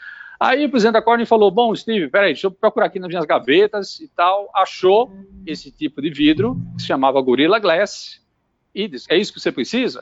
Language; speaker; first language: Portuguese; native; Portuguese